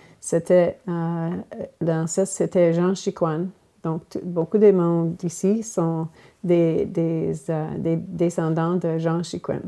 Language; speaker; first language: French; non-native, local second language; English